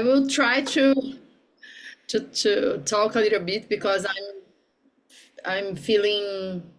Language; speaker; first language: English; non-native, learner; Portuguese